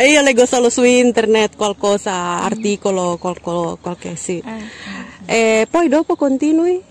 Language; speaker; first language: Italian; non-native, learner; Indonesian